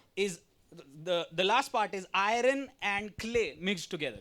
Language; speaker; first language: English; non-native, local second language; Hindi